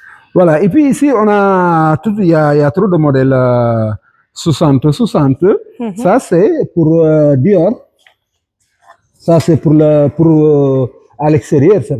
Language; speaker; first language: French; non-native, local second language; Wolof